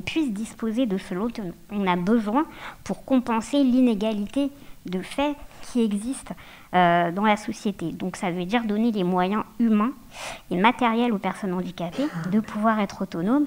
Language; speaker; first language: French; native; French